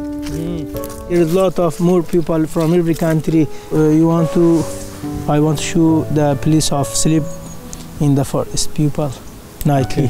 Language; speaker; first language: English; non-native, learner; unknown